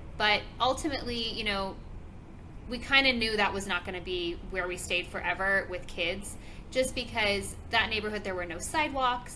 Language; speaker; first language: English; native; English